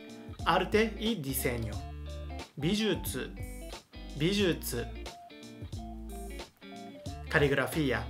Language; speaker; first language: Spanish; non-native, fluent; Japanese